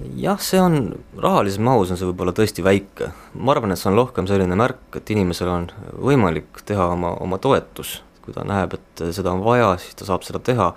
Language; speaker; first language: Estonian; native; Estonian